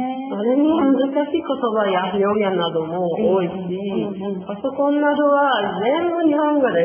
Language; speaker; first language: Japanese; non-native, learner; Persian